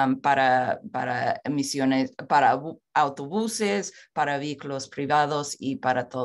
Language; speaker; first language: Spanish; non-native, fluent; English